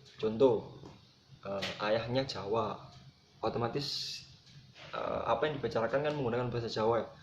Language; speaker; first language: Indonesian; non-native, local second language; Javanese